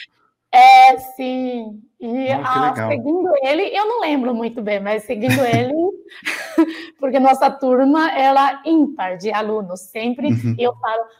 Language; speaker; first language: Portuguese; non-native, fluent; Chinese